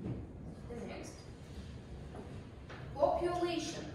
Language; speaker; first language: English; non-native, learner; Kazakh